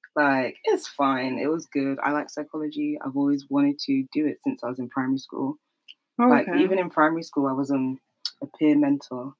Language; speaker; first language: English; native; English